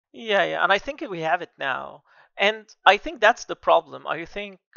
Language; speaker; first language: English; non-native, fluent; Arabic